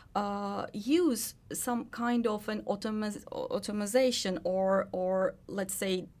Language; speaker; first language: English; non-native, fluent; Turkish